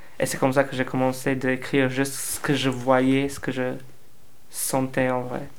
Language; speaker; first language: French; non-native, fluent; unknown